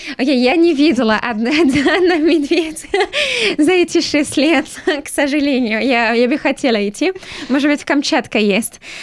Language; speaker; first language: Russian; non-native, learner; French